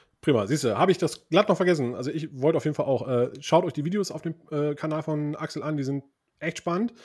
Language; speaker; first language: German; early bilingual, other home language; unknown